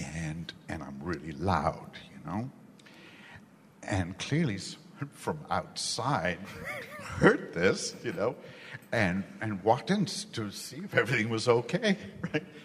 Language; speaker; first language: English; non-native, local second language; Gujarati